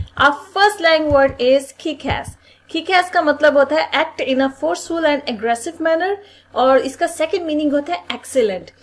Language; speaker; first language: Urdu; native; Urdu